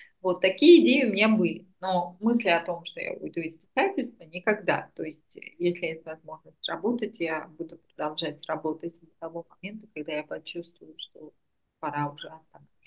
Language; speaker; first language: Russian; non-native, local second language; Armenian